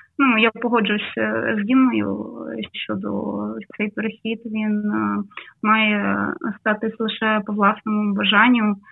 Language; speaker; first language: Ukrainian; non-native, local second language; Russian